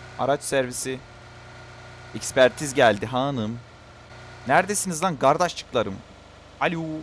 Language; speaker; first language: Turkish; native; Turkish